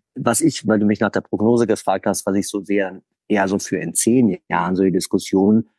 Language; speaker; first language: German; native; German